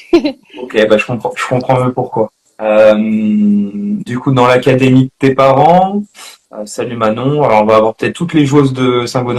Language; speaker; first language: French; native; French